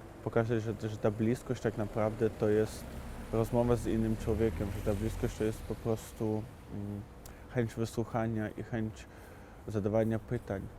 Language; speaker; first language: Polish; non-native, fluent; Ukrainian